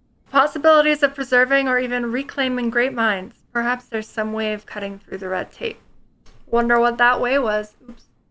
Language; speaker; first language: English; native; English